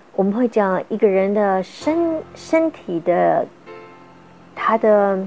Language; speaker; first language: Chinese; native; Chinese